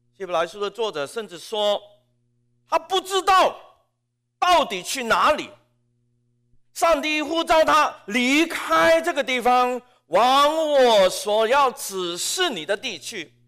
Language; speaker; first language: Chinese; non-native, local second language; Cantonese